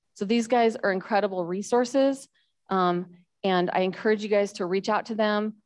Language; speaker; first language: English; native; English